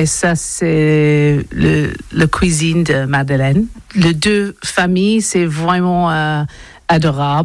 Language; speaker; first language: French; non-native, learner; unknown